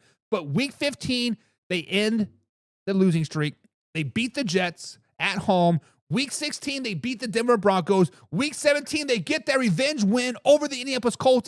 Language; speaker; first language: English; native; English